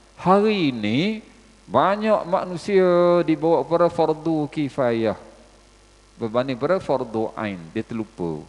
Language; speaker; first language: Malay; native; Malay